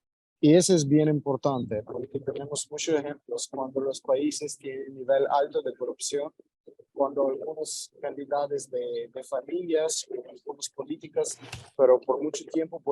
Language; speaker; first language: Spanish; non-native, fluent; Ukrainian